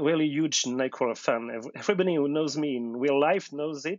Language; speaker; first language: English; non-native, fluent; French